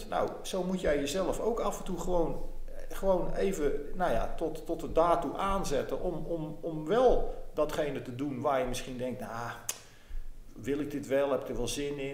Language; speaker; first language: Dutch; native; Dutch